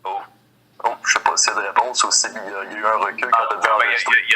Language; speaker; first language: French; native; French